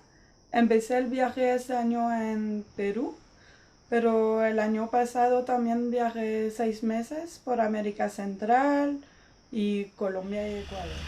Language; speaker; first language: Spanish; non-native, fluent; French